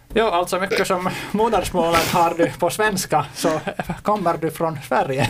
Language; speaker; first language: Swedish; non-native, local second language; Finnish